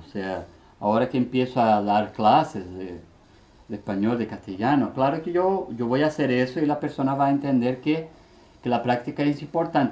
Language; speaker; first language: Spanish; early bilingual, heritage; Spanish